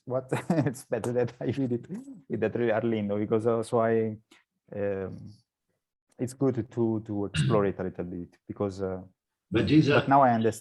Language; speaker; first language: English; non-native, learner; Italian